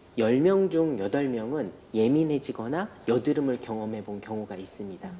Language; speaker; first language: Korean; native; Korean